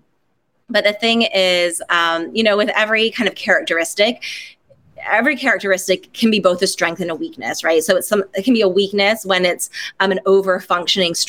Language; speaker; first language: English; non-native, local second language; Cantonese